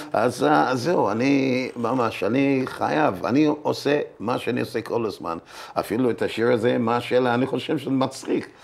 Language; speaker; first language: Hebrew; non-native, fluent; English